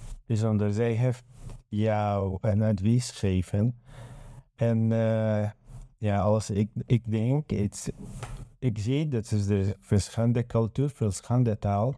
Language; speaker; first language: Dutch; non-native, learner; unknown